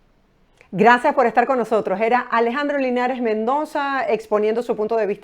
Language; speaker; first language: Spanish; native; Spanish